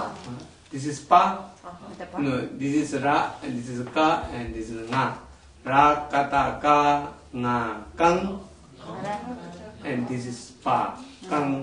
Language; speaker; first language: English; non-native, learner; Tibetan